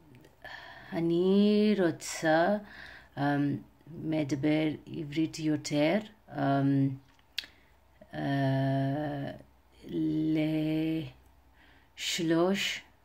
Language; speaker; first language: Hebrew; non-native, learner; Telugu